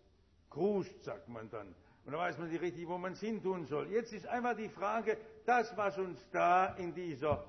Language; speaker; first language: German; native; German